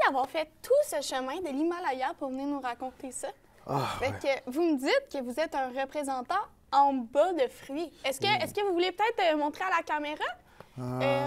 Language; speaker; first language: French; native; French